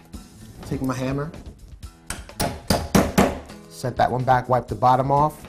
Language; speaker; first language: English; native; English